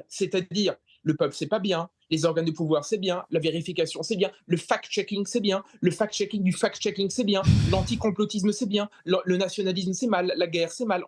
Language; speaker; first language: French; native; French